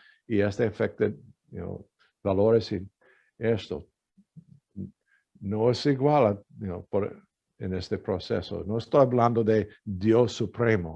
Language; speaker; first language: Spanish; non-native, fluent; English